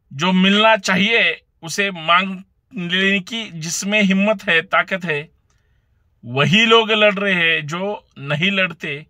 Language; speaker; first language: Hindi; non-native, local second language; Marathi